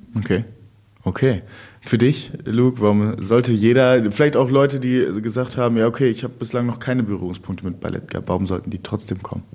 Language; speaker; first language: German; native; German